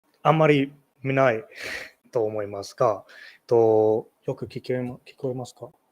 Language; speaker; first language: Japanese; non-native, learner; English